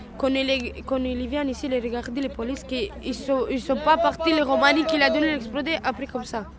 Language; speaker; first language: French; non-native, learner; Romanian